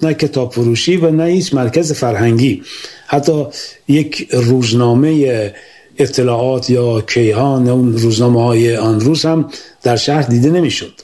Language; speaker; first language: Persian; native; Persian